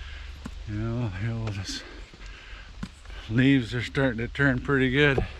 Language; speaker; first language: English; native; English